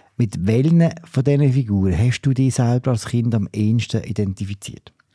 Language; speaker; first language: German; native; German